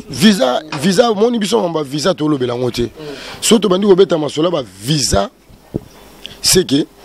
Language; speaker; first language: Lingala; native; Lingala